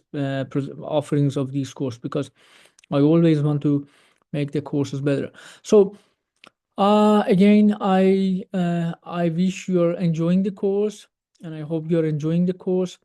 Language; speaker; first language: English; non-native, fluent; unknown